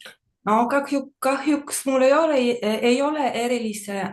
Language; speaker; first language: Estonian; non-native, learner; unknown